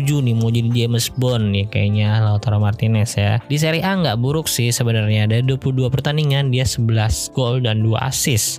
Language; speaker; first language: Indonesian; native; Indonesian